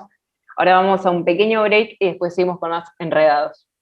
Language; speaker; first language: Spanish; native; Spanish